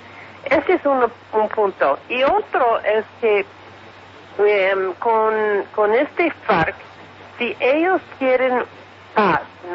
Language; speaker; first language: Spanish; non-native, fluent; English